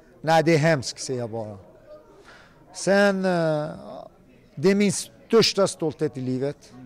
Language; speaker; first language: Swedish; early bilingual, other home language; Persian